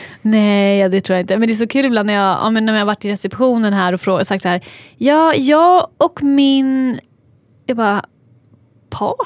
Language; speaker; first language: Swedish; native; Swedish